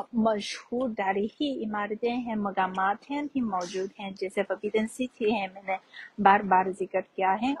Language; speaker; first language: Urdu; non-native, fluent; Chinese